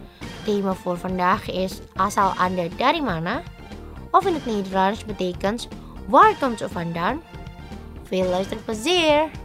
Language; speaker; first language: Dutch; non-native, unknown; Indonesian